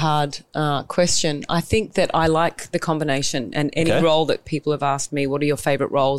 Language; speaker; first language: English; native; English